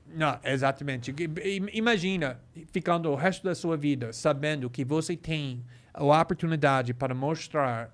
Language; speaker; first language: Portuguese; non-native, fluent; English